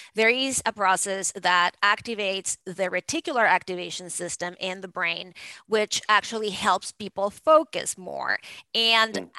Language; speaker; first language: English; non-native, fluent; Spanish